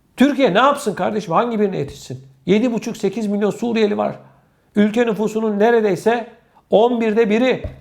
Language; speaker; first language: Turkish; native; Turkish